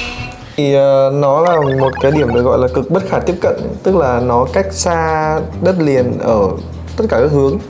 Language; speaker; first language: Vietnamese; native; Vietnamese